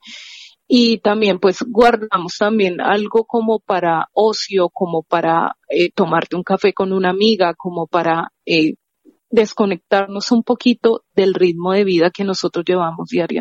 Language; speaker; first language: Spanish; native; Spanish